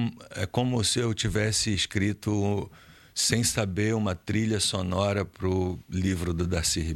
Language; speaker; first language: French; non-native, learner; Portuguese